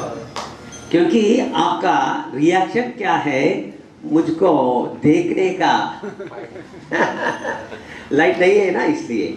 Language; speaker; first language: Hindi; non-native, learner; English